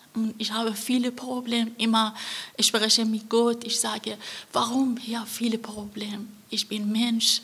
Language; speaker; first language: German; non-native, learner; Persian